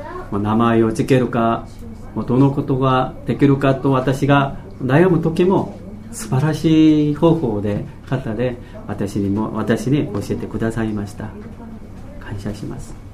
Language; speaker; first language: Japanese; non-native, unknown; Korean